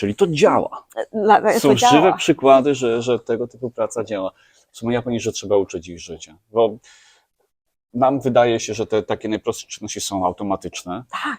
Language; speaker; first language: Polish; native; Polish